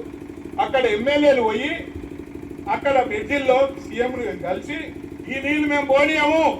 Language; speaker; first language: Telugu; native; Telugu